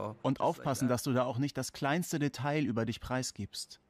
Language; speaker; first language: German; native; German